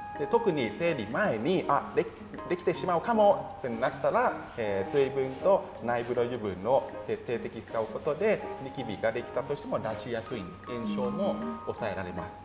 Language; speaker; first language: Japanese; non-native, fluent; Thai